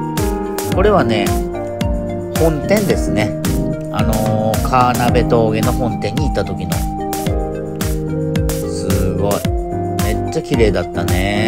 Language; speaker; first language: Japanese; native; Japanese